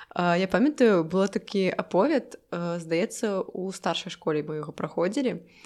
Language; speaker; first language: Belarusian; non-native, local second language; Russian